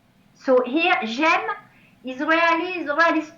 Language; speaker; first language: English; non-native, fluent; French